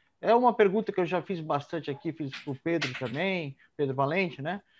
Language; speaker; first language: Portuguese; native; Portuguese